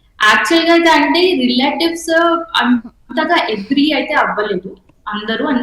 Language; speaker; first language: Telugu; non-native, local second language; Hindi